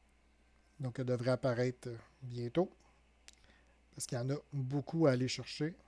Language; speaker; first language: French; native; French